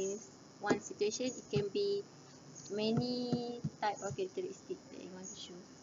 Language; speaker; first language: English; non-native, learner; Malay